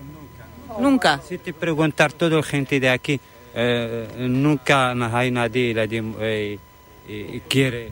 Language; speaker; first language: Spanish; non-native, learner; Arabic